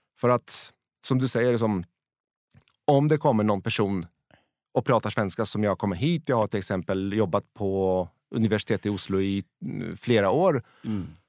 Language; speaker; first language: Swedish; non-native, fluent; Polish